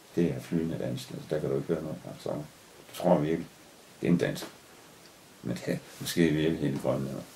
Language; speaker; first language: Danish; native; Danish